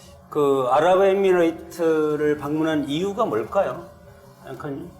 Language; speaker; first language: Korean; native; Korean